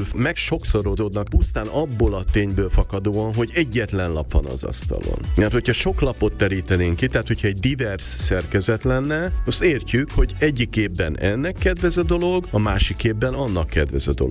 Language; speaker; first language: Hungarian; native; Hungarian